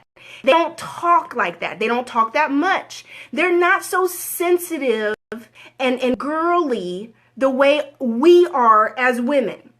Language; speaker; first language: English; native; English